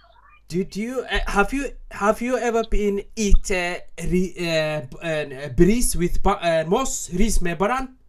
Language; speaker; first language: English; non-native, learner; Somali